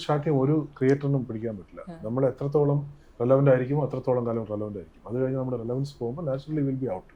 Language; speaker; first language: Malayalam; native; Malayalam